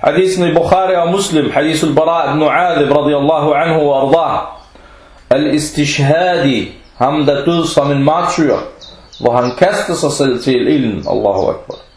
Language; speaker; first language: Danish; non-native, fluent; Arabic